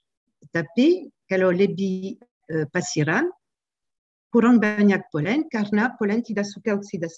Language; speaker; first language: Indonesian; non-native, learner; French